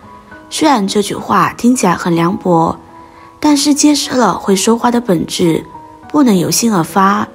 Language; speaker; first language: Chinese; native; Chinese